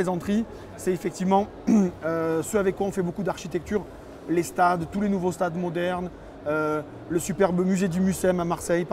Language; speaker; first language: French; native; French